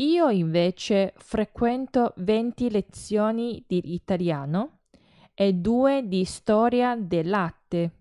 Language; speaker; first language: Italian; non-native, fluent; Chinese